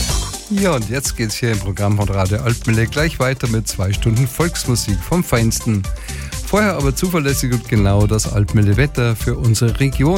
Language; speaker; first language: German; native; German